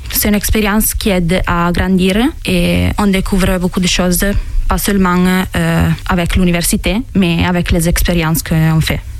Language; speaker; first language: French; non-native, fluent; Italian